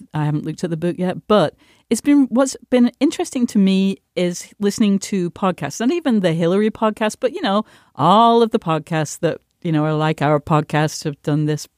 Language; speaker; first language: English; native; English